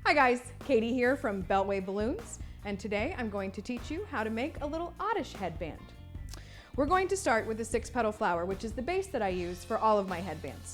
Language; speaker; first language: English; native; English